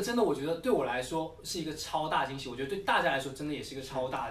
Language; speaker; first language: Chinese; native; Chinese